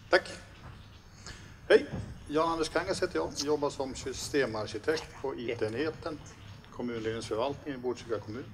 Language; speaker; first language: Swedish; native; Swedish